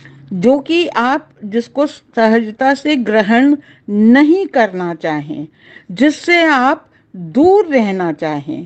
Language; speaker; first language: Hindi; native; Hindi